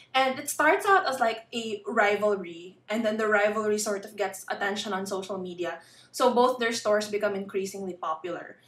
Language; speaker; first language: English; non-native, local second language; Filipino